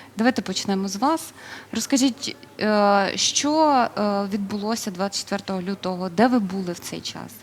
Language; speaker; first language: Ukrainian; non-native, local second language; Russian